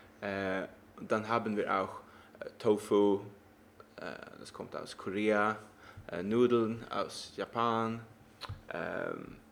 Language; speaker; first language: German; non-native, learner; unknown